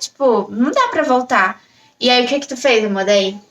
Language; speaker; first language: Portuguese; native; Portuguese